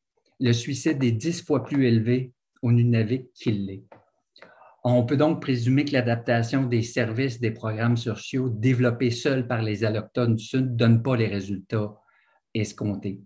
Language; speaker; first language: French; native; French